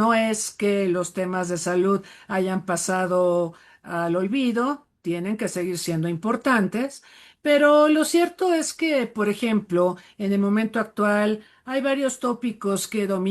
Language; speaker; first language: Spanish; native; Spanish